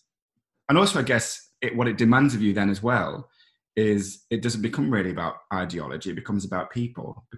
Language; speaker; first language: English; native; English